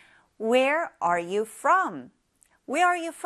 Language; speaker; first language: English; non-native, fluent; Korean